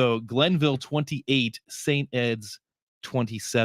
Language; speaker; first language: English; native; English